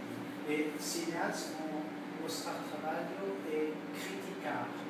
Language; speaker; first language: Portuguese; non-native, fluent; French